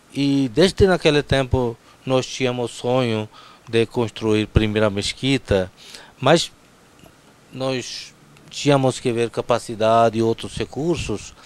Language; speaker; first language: Portuguese; non-native, fluent; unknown